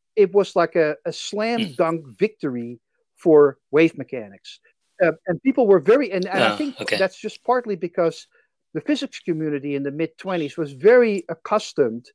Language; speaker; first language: English; non-native, fluent; Dutch